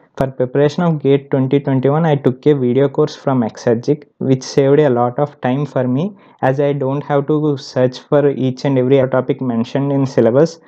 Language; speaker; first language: English; non-native, local second language; Telugu